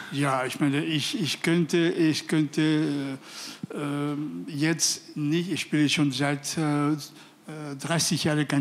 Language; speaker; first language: German; non-native, fluent; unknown